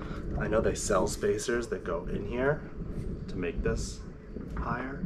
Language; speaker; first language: English; native; English